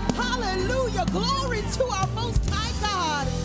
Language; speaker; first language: English; native; English